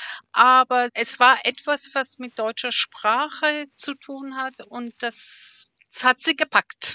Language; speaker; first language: German; early bilingual, heritage; German